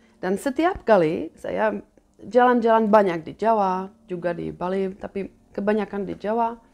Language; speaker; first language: Indonesian; non-native, fluent; Czech